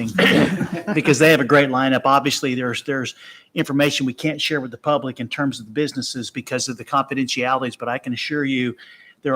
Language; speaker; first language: English; native; English